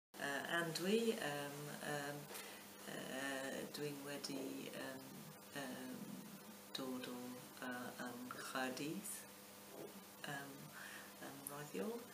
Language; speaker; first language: Welsh; non-native, local second language; English